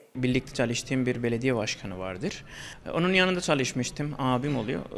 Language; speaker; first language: Turkish; non-native, fluent; Bangla